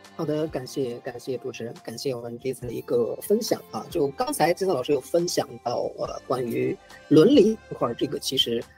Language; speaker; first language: Chinese; native; Chinese